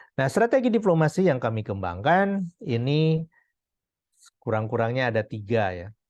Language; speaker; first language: Indonesian; native; Indonesian